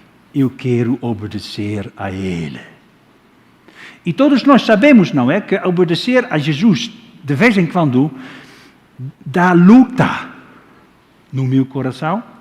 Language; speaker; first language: Portuguese; non-native, fluent; Dutch